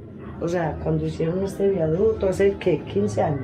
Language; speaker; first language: Spanish; native; Spanish